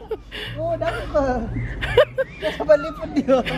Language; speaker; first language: German; non-native, learner; Filipino